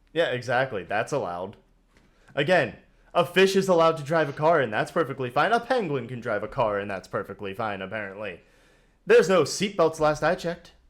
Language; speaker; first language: English; native; English